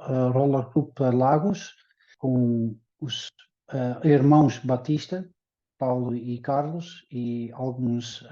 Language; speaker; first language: Portuguese; early bilingual, heritage; Dutch